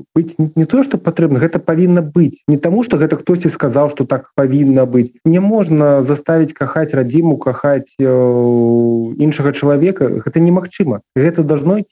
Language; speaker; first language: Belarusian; non-native, local second language; Russian